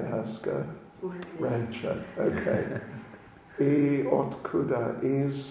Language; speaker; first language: Russian; non-native, learner; English